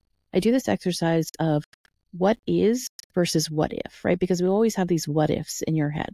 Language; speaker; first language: English; native; English